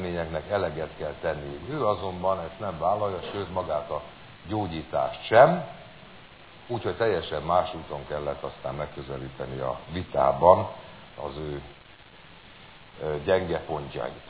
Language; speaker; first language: Hungarian; native; Hungarian